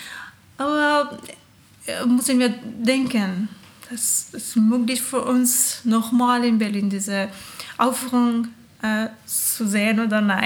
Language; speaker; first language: German; non-native, learner; Persian